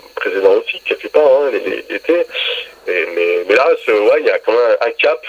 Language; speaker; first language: French; native; French